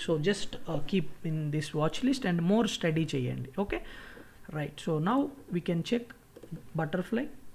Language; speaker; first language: English; non-native, local second language; Telugu